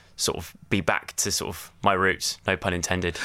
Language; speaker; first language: English; native; English